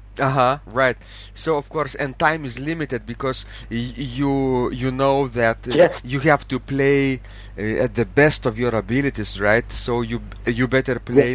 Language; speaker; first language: English; non-native, fluent; Lithuanian